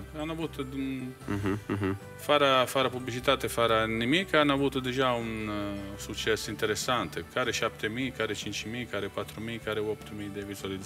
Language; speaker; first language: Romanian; non-native, fluent; Italian